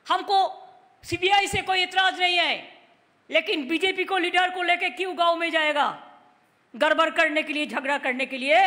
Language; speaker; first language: Hindi; non-native, local second language; Bangla